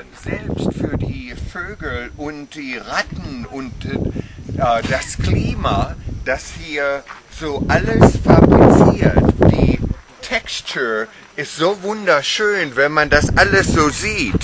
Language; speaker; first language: German; non-native, fluent; English